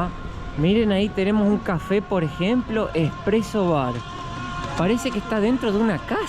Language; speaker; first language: Spanish; non-native, fluent; Portuguese